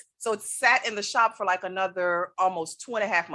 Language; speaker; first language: English; native; English